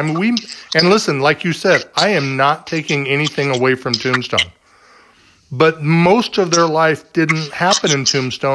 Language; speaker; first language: English; native; English